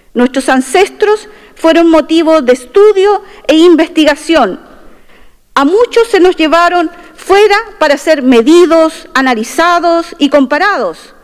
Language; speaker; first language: Spanish; non-native, local second language; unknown